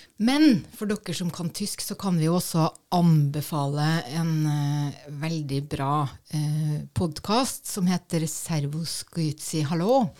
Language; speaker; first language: Norwegian; native; Norwegian